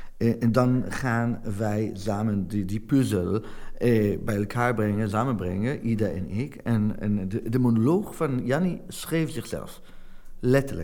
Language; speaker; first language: Dutch; non-native, fluent; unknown